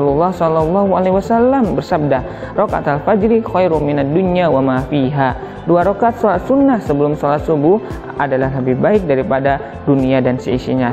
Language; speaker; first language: Indonesian; native; Indonesian